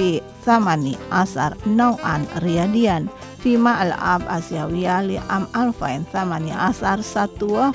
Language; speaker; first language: Arabic; non-native, fluent; Indonesian